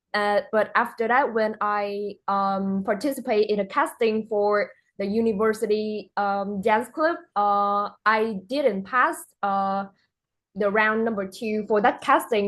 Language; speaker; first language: English; non-native, fluent; Vietnamese